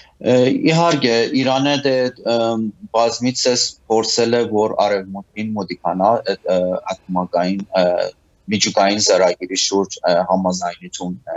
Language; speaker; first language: Armenian; early bilingual, heritage; Armenian